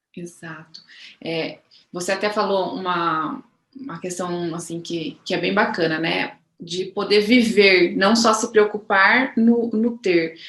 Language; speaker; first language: Portuguese; native; Portuguese